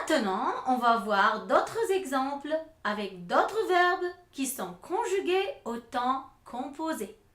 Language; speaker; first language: French; non-native, fluent; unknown